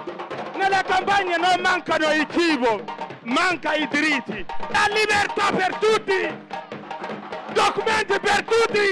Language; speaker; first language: Italian; non-native, fluent; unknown